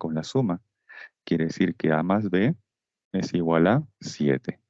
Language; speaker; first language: Spanish; native; Spanish